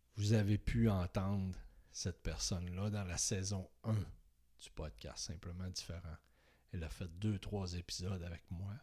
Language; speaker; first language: French; native; French